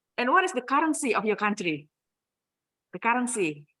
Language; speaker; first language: English; non-native, fluent; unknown